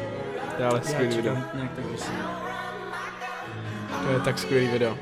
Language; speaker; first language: Czech; native; Czech